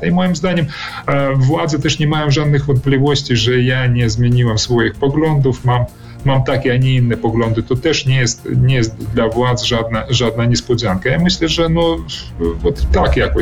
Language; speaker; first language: Polish; early bilingual, heritage; Polish